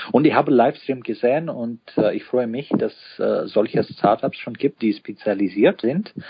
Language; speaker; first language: German; non-native, fluent; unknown